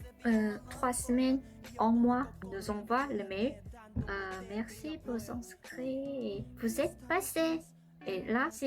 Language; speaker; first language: French; non-native, learner; Korean